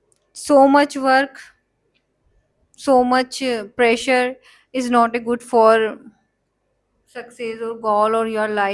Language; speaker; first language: English; non-native, learner; Hindi